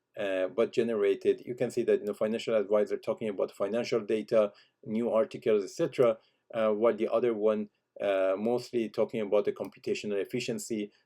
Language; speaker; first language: English; non-native, fluent; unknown